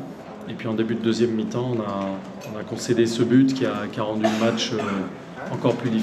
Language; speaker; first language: French; native; French